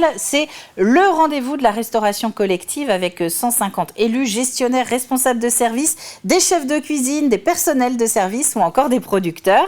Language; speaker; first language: French; native; French